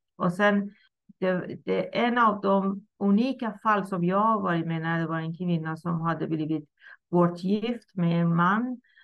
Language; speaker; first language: Swedish; non-native, fluent; Persian